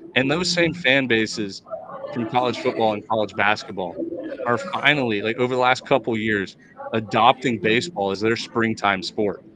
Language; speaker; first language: English; native; English